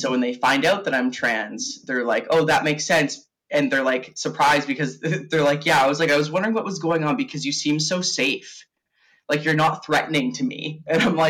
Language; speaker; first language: English; native; English